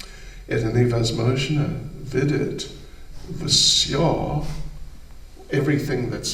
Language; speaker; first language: Russian; non-native, learner; English